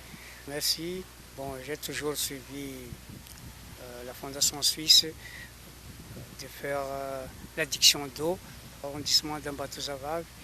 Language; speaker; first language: French; non-native, local second language; Malagasy